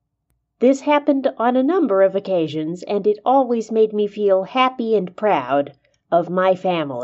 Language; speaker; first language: English; native; English